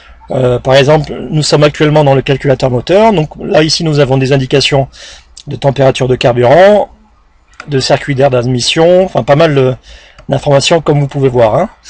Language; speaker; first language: French; native; French